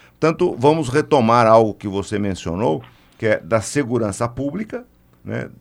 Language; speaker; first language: Portuguese; native; Portuguese